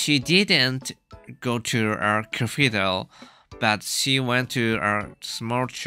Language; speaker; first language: English; non-native, learner; Japanese